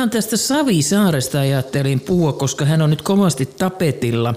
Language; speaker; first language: Finnish; native; Finnish